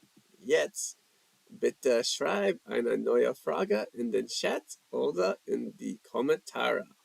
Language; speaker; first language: German; non-native, learner; English